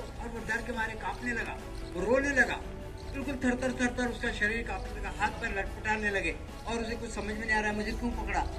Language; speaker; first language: Hindi; native; Hindi